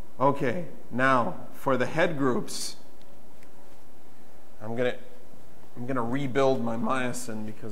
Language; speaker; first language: English; native; English